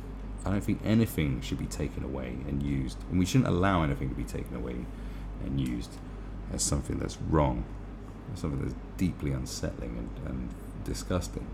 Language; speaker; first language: English; native; English